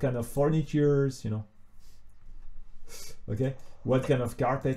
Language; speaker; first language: English; non-native, fluent; French